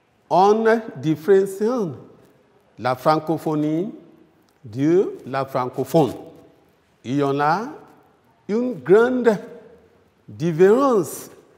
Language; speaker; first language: French; non-native, fluent; Yoruba